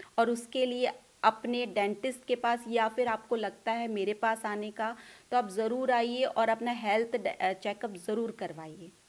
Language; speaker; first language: Hindi; non-native, local second language; Punjabi